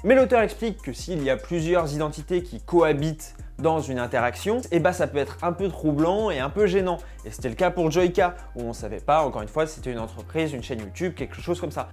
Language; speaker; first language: French; native; French